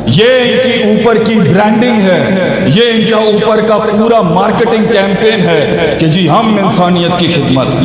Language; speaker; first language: Urdu; native; Urdu